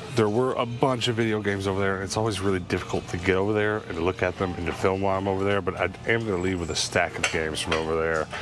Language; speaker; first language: English; native; English